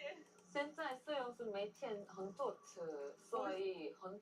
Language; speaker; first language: Chinese; non-native, learner; Korean